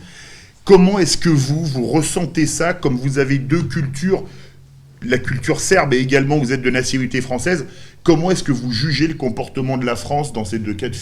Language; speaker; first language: French; native; French